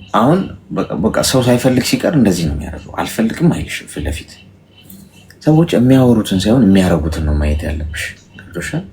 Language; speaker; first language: Amharic; native; Amharic